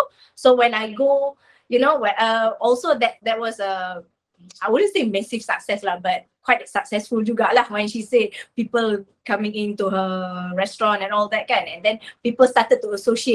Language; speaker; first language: English; non-native, local second language; Malay